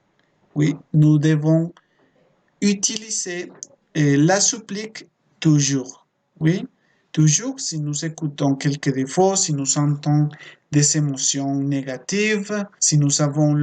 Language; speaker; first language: French; non-native, fluent; Spanish